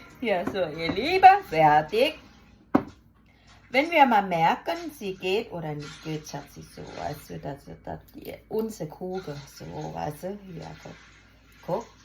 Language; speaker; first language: German; non-native, learner; Thai